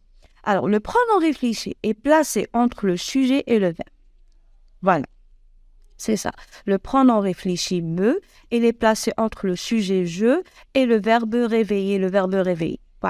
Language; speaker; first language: French; non-native, local second language; Arabic